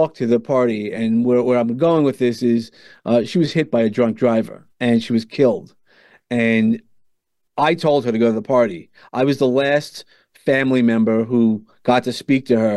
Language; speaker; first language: English; native; English